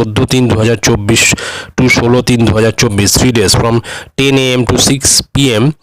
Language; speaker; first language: English; non-native, local second language; Bangla